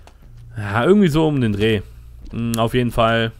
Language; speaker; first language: German; native; German